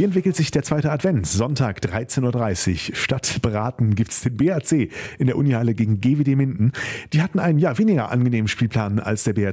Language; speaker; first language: German; native; German